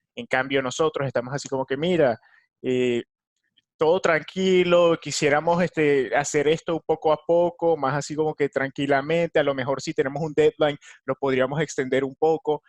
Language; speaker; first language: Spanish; native; Spanish